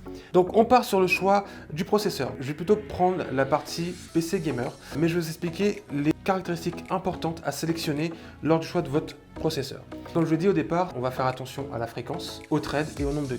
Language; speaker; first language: French; native; French